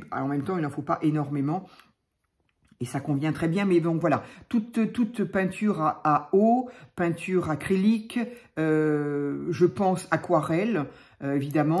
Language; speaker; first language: French; native; French